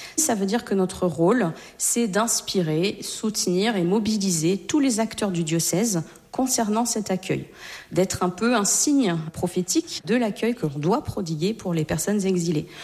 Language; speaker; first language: French; native; French